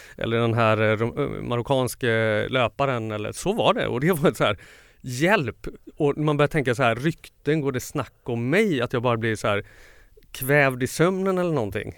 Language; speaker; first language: Swedish; native; Swedish